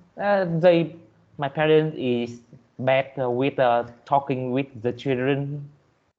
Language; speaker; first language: English; non-native, learner; Vietnamese